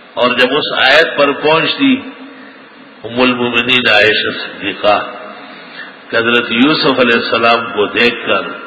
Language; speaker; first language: Urdu; non-native, local second language; Pashto